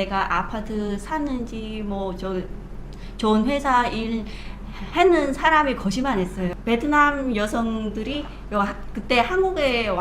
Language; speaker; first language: Korean; non-native, learner; Vietnamese